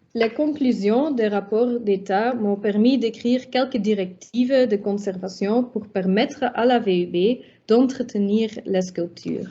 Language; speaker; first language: French; non-native, local second language; Dutch